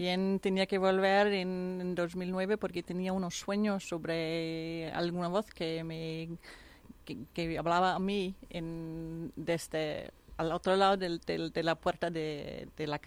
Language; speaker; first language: Spanish; non-native, fluent; Danish